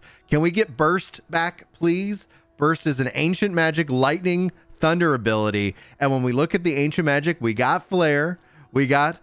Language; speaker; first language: English; native; English